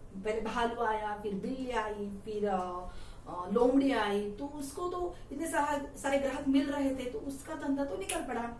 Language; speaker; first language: Hindi; non-native, local second language; Marathi